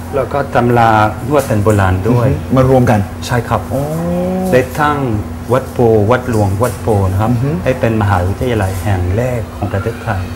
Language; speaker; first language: Thai; non-native, fluent; French